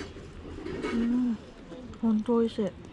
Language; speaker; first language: Japanese; native; Japanese